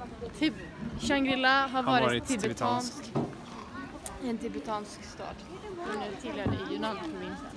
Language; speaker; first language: Swedish; native; Swedish